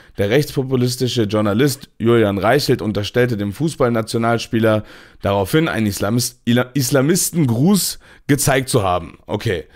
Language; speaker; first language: German; early bilingual, other home language; Turkish